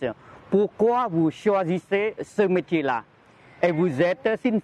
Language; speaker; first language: French; non-native, fluent; Khmer